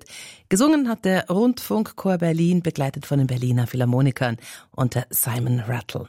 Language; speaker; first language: German; native; German